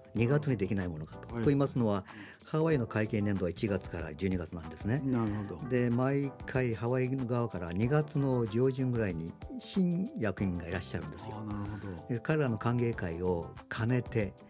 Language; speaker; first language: Japanese; native; Japanese